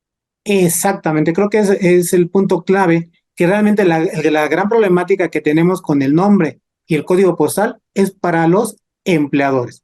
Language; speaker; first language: Spanish; native; Spanish